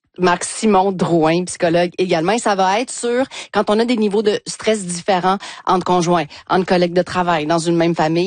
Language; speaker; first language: French; native; French